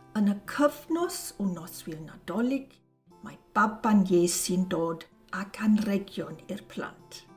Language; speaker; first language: Welsh; non-native, fluent; German